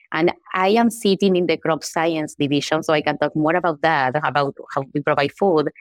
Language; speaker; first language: English; non-native, fluent; Spanish